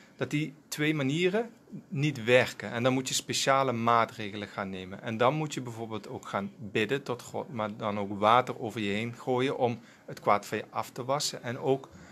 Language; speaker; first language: Dutch; non-native, local second language; Sranan Tongo